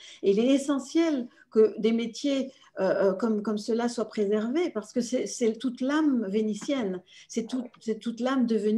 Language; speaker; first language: French; native; French